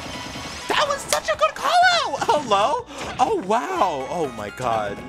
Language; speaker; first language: English; native; English